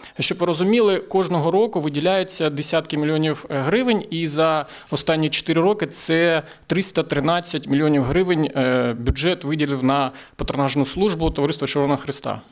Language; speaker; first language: Ukrainian; native; Ukrainian